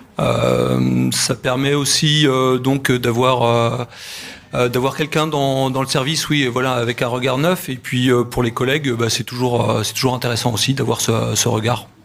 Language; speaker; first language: French; native; French